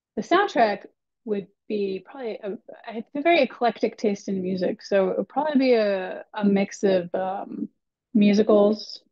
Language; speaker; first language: English; native; English